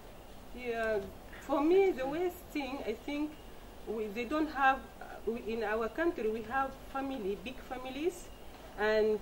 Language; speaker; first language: English; non-native, fluent; Arabic